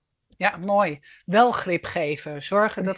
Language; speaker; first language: Dutch; native; Dutch